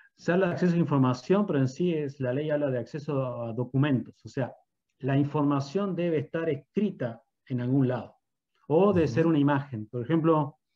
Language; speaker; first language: Spanish; native; Spanish